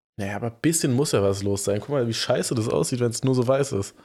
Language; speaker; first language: German; native; German